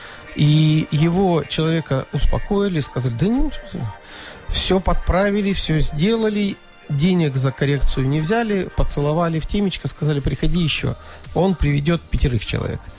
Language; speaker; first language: Russian; native; Russian